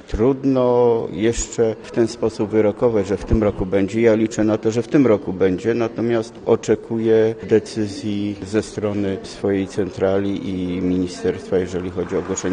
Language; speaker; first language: Polish; native; Polish